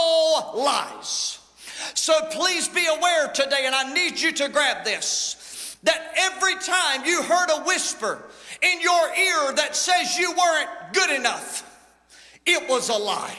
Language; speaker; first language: English; native; English